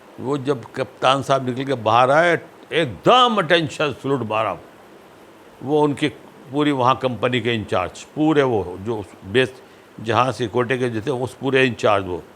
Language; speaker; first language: Urdu; native; Urdu